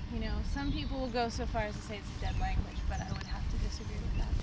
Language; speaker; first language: English; native; English